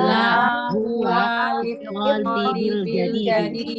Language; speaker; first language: Arabic; non-native, learner; Indonesian